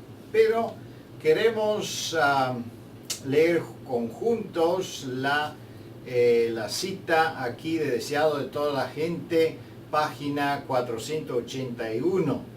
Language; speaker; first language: Spanish; non-native, fluent; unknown